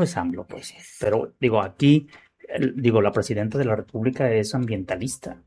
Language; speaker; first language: Spanish; native; Spanish